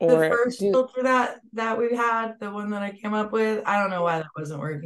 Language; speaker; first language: English; native; English